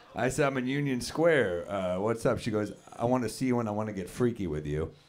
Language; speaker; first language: English; native; English